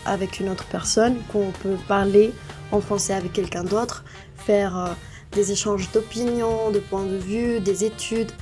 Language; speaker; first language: French; non-native, fluent; Spanish